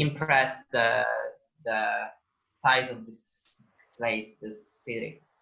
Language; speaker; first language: English; non-native, learner; Polish